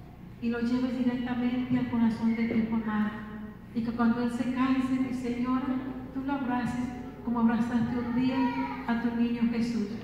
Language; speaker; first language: Spanish; native; Spanish